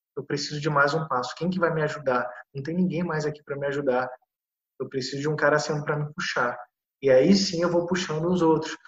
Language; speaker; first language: Portuguese; native; Portuguese